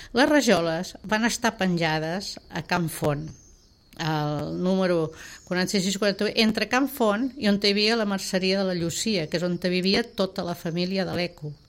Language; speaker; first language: Catalan; native; Catalan